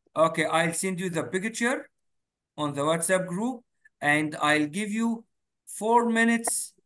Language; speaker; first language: English; non-native, fluent; Arabic